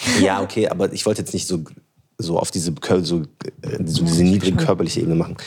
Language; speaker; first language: German; early bilingual, other home language; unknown